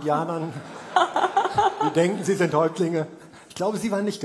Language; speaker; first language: German; native; German